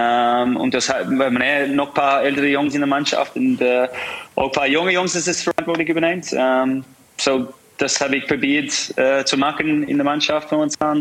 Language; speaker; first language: German; non-native, fluent; English